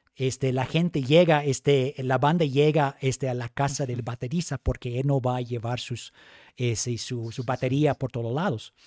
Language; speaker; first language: Spanish; non-native, fluent; English